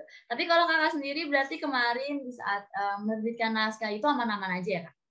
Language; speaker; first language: Indonesian; native; Indonesian